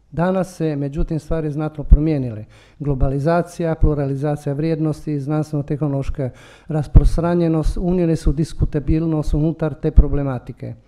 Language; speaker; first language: Croatian; non-native, local second language; Italian